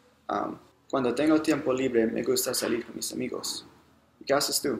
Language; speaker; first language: Spanish; non-native, learner; English